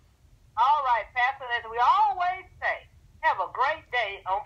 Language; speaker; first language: English; native; English